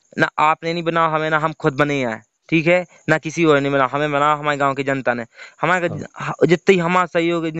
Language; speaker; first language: Hindi; native; Hindi